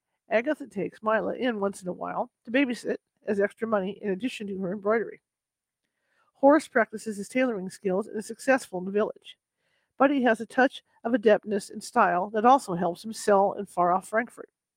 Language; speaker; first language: English; native; English